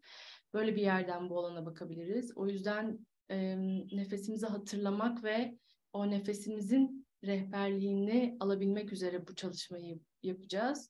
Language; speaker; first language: Turkish; native; Turkish